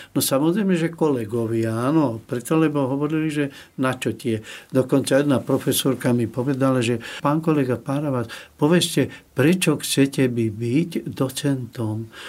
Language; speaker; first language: Slovak; non-native, local second language; Hungarian